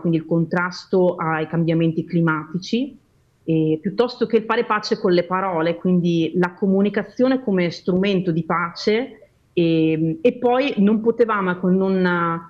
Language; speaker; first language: Italian; native; Italian